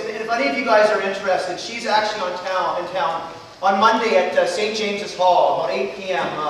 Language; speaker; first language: English; native; English